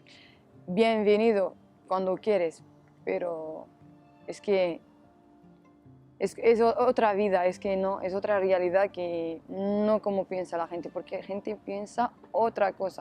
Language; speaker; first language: Spanish; non-native, learner; Arabic